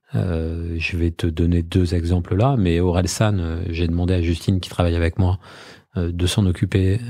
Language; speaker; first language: French; native; French